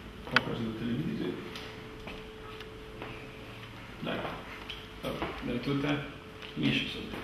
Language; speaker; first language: Polish; non-native, learner; Italian